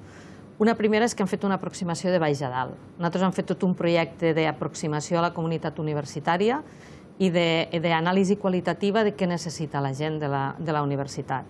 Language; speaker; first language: Catalan; native; Catalan